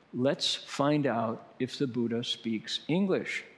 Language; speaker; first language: English; native; English